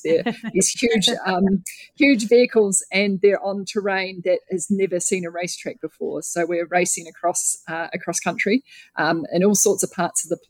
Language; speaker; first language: English; native; English